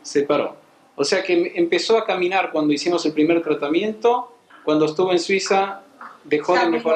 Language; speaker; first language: Spanish; native; Spanish